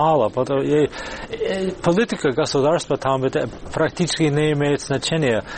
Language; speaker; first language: Russian; non-native, fluent; English